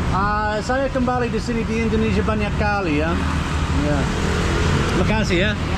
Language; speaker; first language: Indonesian; non-native, learner; English